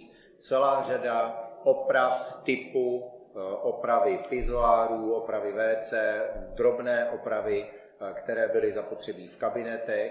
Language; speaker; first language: Czech; native; Czech